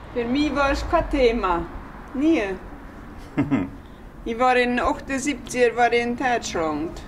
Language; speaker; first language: German; early bilingual, heritage; German